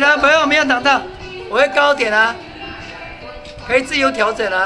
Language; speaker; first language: Chinese; native; Chinese